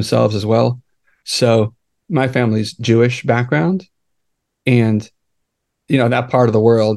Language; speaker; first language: English; native; English